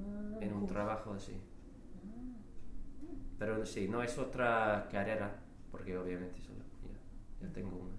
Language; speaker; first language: Spanish; non-native, fluent; English